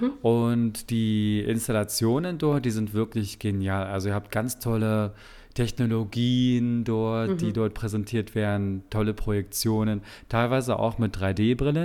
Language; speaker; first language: German; native; German